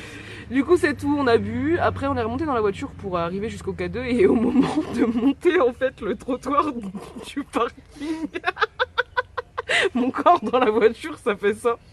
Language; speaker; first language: French; native; French